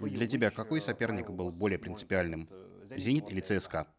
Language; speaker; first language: Russian; native; Russian